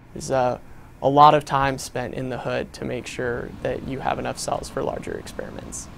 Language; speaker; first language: English; native; English